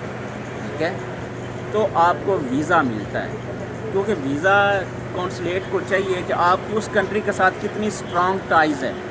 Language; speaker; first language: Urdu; non-native, local second language; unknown